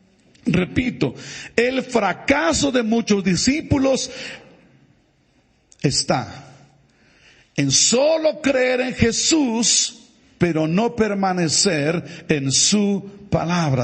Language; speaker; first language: Spanish; native; Spanish